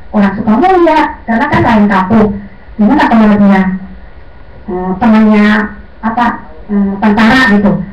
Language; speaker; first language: Indonesian; non-native, local second language; Sundanese